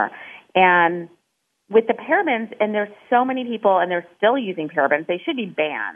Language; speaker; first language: English; native; English